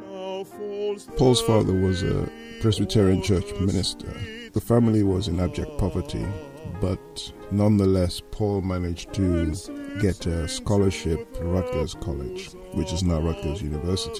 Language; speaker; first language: English; non-native, local second language; Yoruba